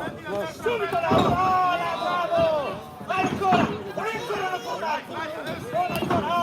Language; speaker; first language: Italian; native; Italian